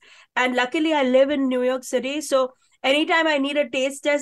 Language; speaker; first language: English; non-native, local second language; Hindi